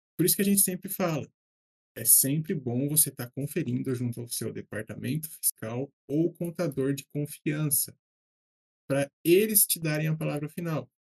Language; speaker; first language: Portuguese; native; Portuguese